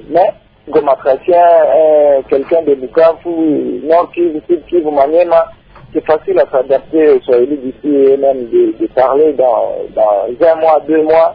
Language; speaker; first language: French; non-native, local second language; Swahili